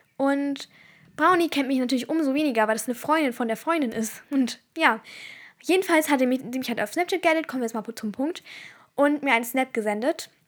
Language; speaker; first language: German; early bilingual, other home language; Turkish